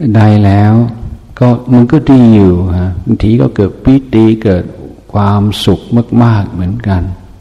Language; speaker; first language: Thai; non-native, fluent; English